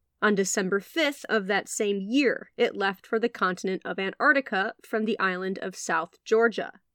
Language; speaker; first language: English; native; English